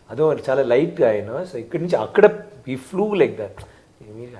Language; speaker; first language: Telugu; non-native, local second language; Tamil